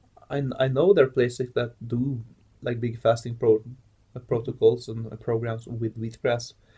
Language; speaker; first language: English; non-native, fluent; Norwegian